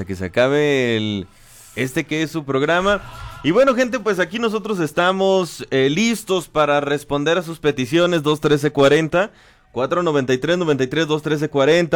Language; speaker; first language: Spanish; native; Spanish